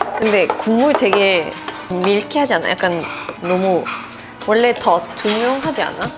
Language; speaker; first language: Korean; non-native, fluent; Swedish